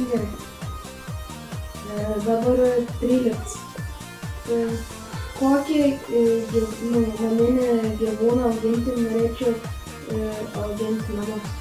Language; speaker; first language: Lithuanian; early bilingual, heritage; Lithuanian